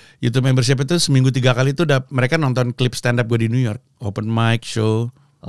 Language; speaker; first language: Indonesian; native; Indonesian